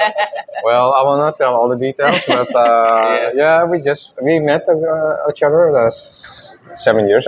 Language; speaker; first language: English; non-native, fluent; Dutch